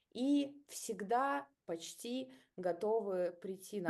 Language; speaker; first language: Russian; native; Russian